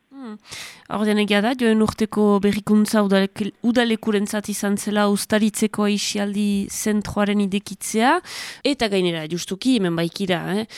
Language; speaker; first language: Basque; native; Basque